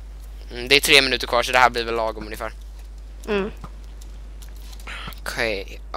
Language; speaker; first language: Swedish; native; Swedish